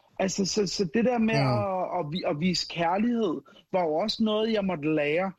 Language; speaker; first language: Danish; early bilingual, other home language; Arabic